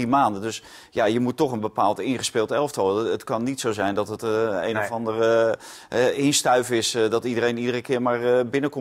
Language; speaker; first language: Dutch; native; Dutch